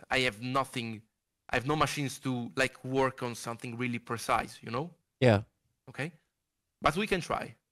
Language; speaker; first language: English; non-native, fluent; Italian